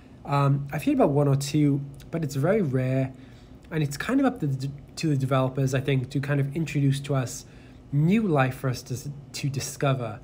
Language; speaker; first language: English; native; English